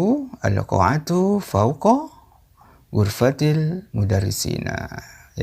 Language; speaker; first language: Arabic; non-native, fluent; Indonesian